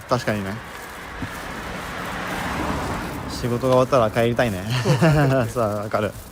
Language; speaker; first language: Japanese; non-native, learner; French